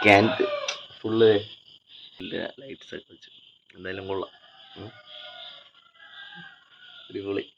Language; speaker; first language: Malayalam; native; Malayalam